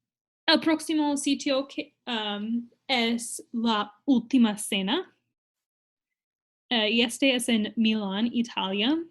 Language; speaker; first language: Spanish; non-native, fluent; English